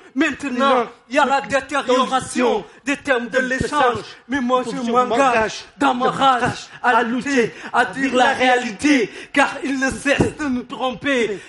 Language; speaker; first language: Spanish; non-native, fluent; Wolof